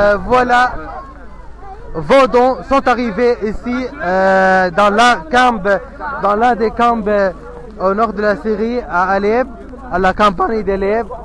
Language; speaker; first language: French; non-native, fluent; Arabic